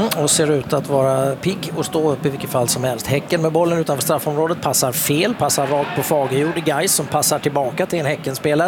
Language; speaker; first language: Swedish; native; Swedish